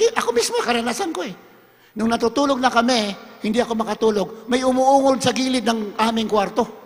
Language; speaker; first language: Filipino; non-native, local second language; Hiligaynon